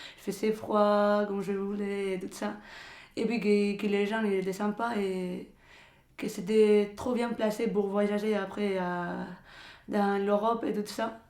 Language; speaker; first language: French; non-native, fluent; Spanish